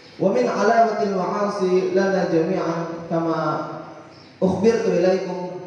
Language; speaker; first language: Arabic; non-native, learner; Indonesian